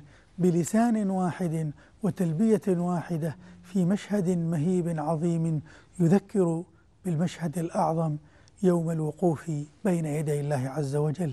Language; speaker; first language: Arabic; native; Arabic